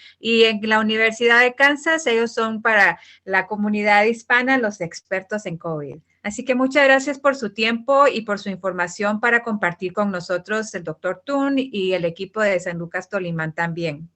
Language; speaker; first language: Spanish; native; Spanish